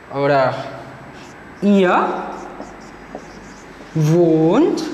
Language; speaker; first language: German; non-native, learner; Marathi